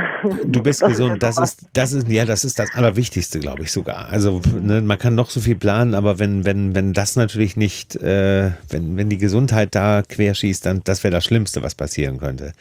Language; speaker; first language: German; native; German